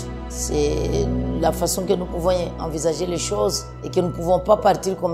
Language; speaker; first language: French; non-native, local second language; Swahili